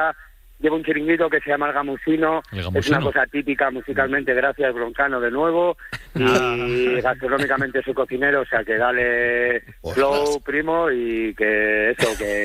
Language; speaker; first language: Spanish; native; Spanish